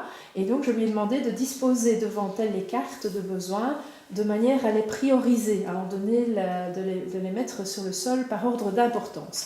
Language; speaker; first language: French; native; French